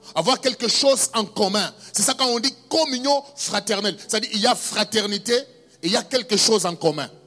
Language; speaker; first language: French; non-native, local second language; Luba-Lulua